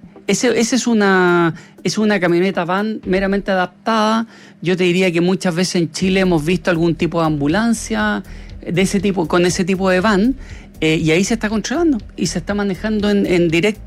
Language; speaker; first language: Spanish; native; Spanish